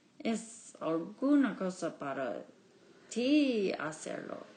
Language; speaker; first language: Spanish; non-native, learner; English